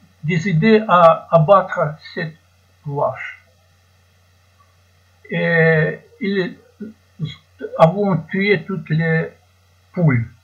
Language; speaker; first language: French; non-native, learner; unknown